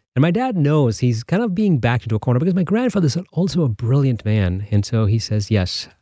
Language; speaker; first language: English; non-native, local second language; Tamil